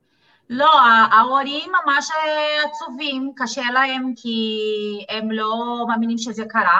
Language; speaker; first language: Hebrew; non-native, fluent; Portuguese